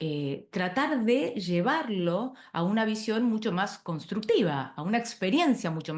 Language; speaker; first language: Spanish; native; Spanish